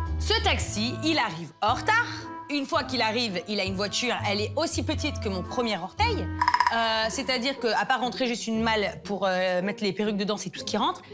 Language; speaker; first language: French; native; French